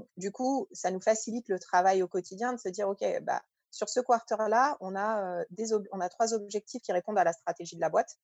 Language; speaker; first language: French; early bilingual, other home language; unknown